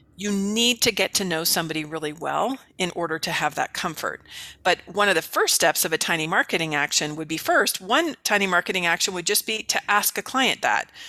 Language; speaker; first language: English; native; English